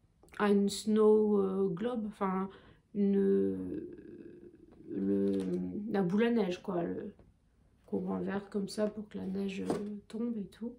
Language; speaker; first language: French; native; French